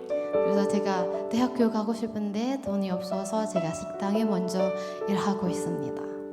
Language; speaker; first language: Korean; non-native, learner; Indonesian